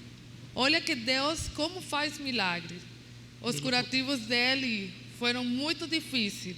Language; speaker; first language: Portuguese; non-native, learner; Spanish